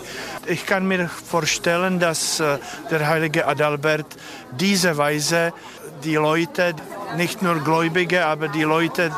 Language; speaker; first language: German; non-native, learner; Czech